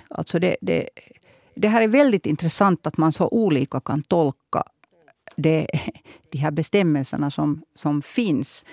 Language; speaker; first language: Swedish; native; Swedish